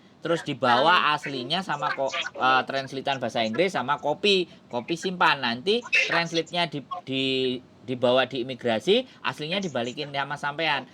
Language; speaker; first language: Indonesian; non-native, local second language; Javanese